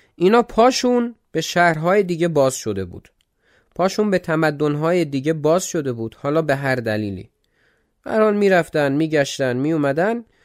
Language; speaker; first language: Persian; non-native, local second language; Azerbaijani